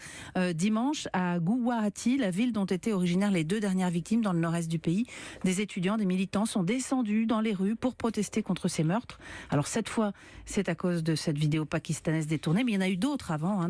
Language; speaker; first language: French; native; French